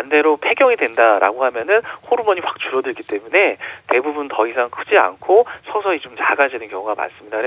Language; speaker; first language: Korean; native; Korean